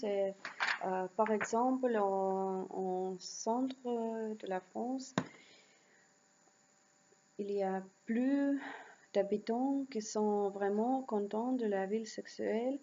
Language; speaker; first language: French; non-native, learner; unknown